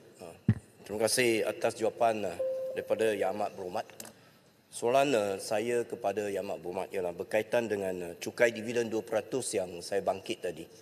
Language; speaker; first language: Malay; non-native, local second language; Chinese